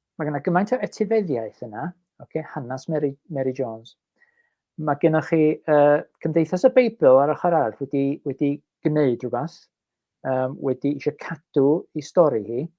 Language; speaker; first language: Welsh; native; Welsh